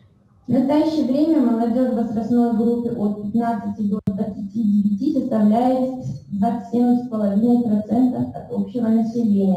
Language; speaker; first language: Russian; native; Russian